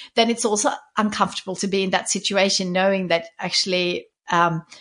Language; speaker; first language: English; non-native, fluent; Swedish